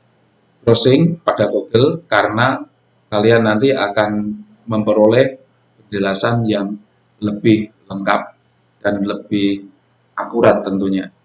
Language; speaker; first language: Indonesian; non-native, local second language; Javanese